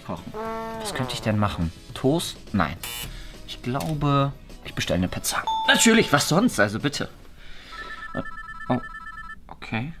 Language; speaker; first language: German; native; German